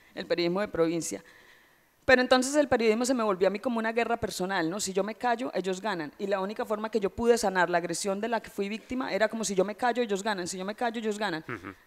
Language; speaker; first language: Spanish; native; Spanish